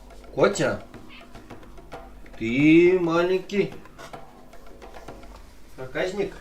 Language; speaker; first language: Russian; native; Russian